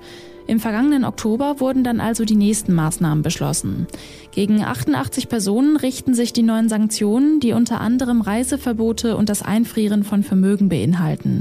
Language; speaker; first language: German; native; German